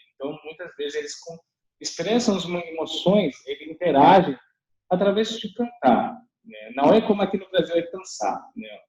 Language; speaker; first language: Portuguese; non-native, fluent; Chinese